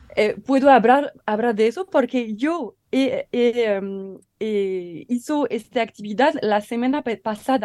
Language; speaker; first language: Spanish; non-native, learner; French